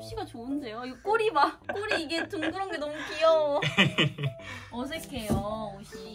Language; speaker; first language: Korean; native; Korean